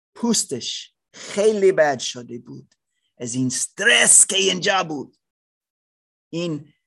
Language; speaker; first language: Persian; non-native, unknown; German